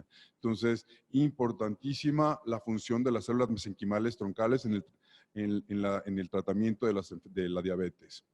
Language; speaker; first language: Spanish; native; Spanish